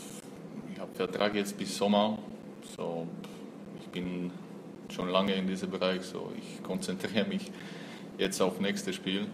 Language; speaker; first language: German; non-native, fluent; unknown